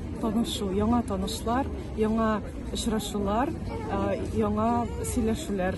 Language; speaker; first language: Tatar; native; Tatar